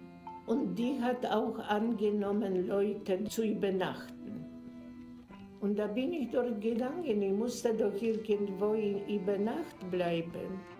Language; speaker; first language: German; non-native, fluent; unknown